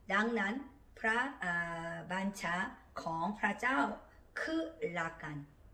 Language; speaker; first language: Thai; non-native, learner; Korean